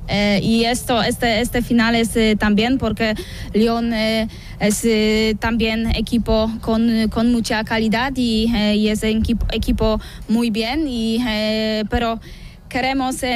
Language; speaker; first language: Spanish; non-native, learner; Polish